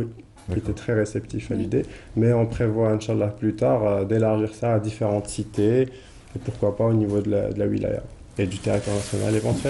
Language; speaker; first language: French; non-native, local second language; Arabic